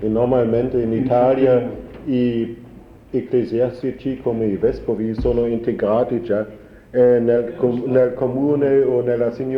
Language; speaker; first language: Italian; non-native, learner; German